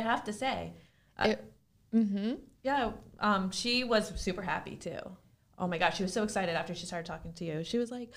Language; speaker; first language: English; native; English